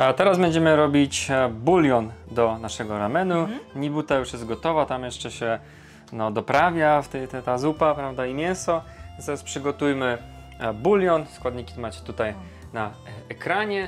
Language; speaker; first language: Polish; native; Polish